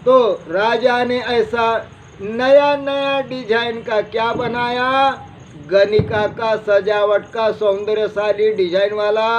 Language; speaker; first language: Hindi; non-native, local second language; Marathi